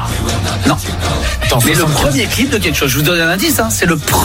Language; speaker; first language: French; native; French